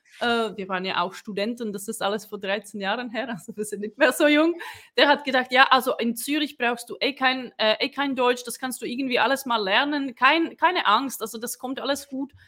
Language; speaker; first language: German; non-native, fluent; Czech